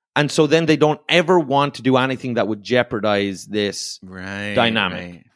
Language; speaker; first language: English; native; English